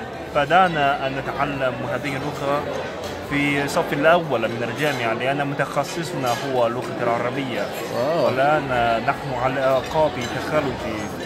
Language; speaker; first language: Arabic; non-native, learner; Chinese